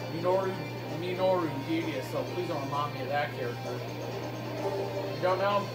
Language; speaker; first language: English; native; English